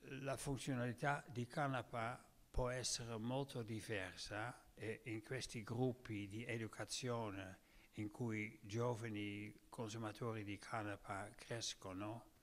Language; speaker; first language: Italian; non-native, learner; Dutch